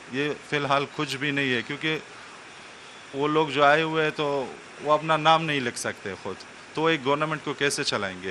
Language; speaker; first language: Hindi; non-native, fluent; Persian